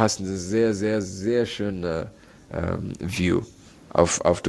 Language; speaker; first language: German; non-native, learner; Arabic